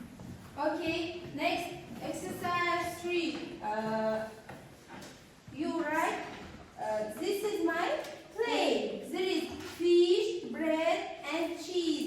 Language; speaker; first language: English; non-native, learner; Kazakh